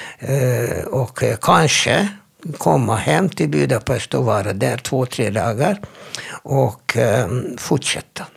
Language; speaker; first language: Swedish; non-native, fluent; Hungarian